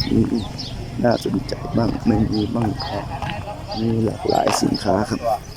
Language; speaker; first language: Thai; native; Thai